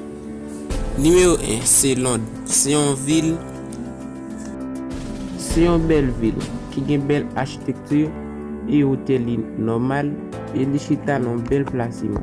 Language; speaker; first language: French; non-native, learner; Haitian Creole